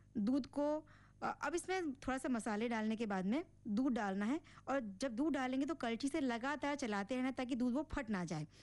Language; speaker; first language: Hindi; native; Hindi